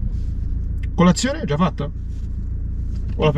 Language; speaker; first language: Italian; native; Italian